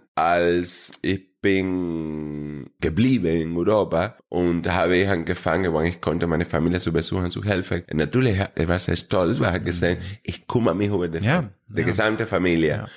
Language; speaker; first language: German; non-native, fluent; Spanish